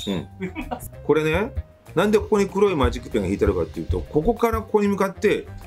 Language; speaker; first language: Japanese; native; Japanese